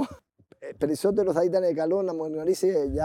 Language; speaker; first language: Greek; non-native, fluent; Spanish